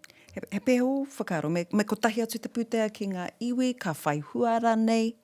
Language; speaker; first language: Māori; non-native, local second language; English